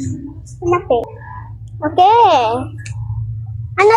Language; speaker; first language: Filipino; non-native, learner; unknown